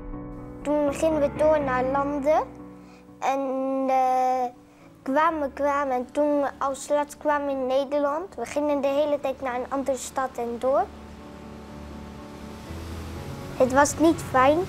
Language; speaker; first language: Dutch; early bilingual, other home language; Arabic